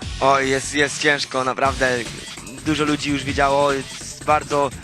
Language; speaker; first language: Polish; non-native, learner; Russian